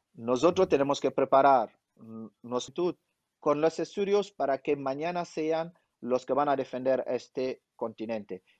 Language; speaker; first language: Spanish; non-native, fluent; French